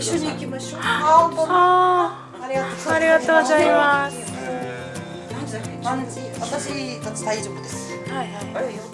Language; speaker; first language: Japanese; non-native, learner; Korean